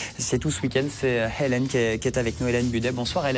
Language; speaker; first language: French; native; French